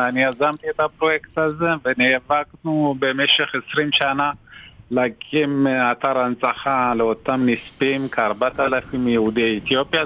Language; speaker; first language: Hebrew; non-native, fluent; Amharic